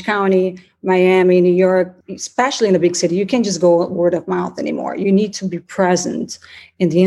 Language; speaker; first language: English; non-native, fluent; Portuguese